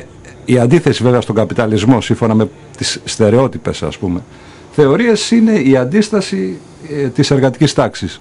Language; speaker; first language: Greek; native; Greek